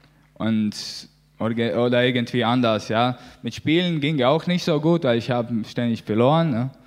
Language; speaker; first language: German; non-native, learner; Latvian